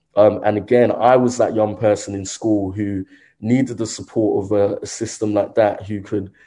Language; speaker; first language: English; native; English